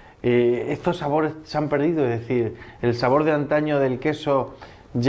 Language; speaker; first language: Spanish; native; Spanish